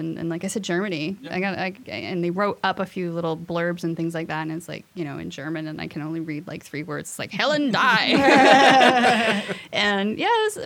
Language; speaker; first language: English; native; English